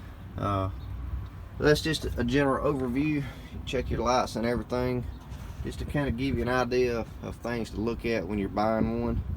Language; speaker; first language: English; native; English